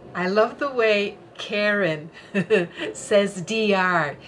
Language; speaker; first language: English; non-native, fluent; Spanish